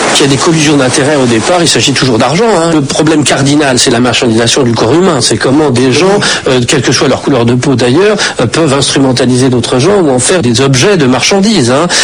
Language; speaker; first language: French; native; French